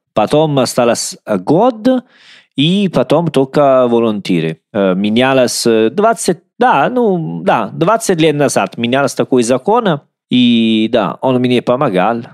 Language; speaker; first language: Russian; non-native, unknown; Italian